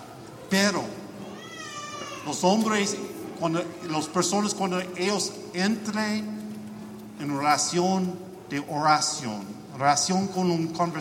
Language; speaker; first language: Spanish; non-native, learner; English